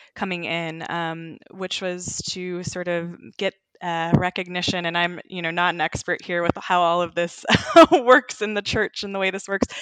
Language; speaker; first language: English; early bilingual, other home language; Ukrainian